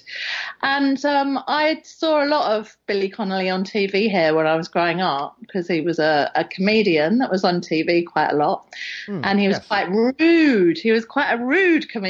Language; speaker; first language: English; native; English